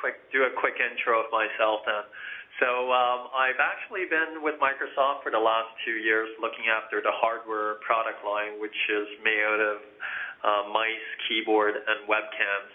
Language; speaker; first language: English; early bilingual, other home language; Chinese